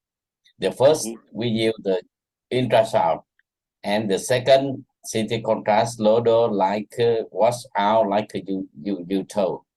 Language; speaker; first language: English; non-native, learner; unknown